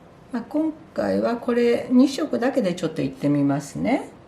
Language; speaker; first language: Japanese; native; Japanese